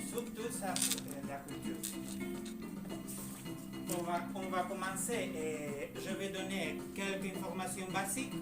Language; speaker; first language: French; non-native, learner; Spanish